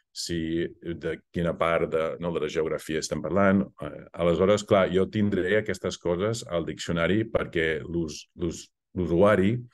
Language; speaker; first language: Catalan; non-native, fluent; English